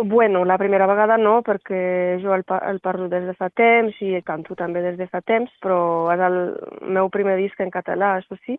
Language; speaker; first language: Catalan; non-native, local second language; French